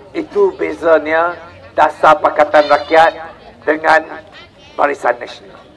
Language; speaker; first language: Malay; non-native, local second language; Chinese